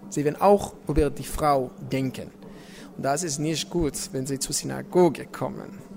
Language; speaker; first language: German; non-native, learner; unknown